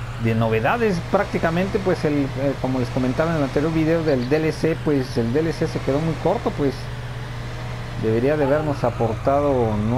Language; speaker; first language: Spanish; native; Spanish